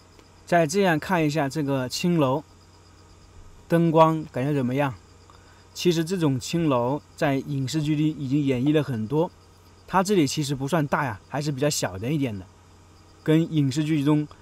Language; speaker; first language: Chinese; native; Chinese